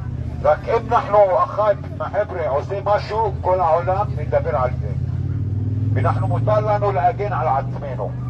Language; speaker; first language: Hebrew; non-native, local second language; Arabic